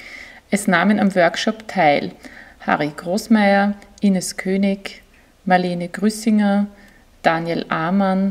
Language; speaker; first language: German; native; German